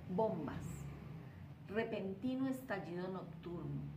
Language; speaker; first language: Spanish; native; Spanish